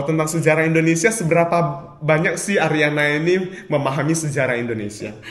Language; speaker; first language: Indonesian; native; Indonesian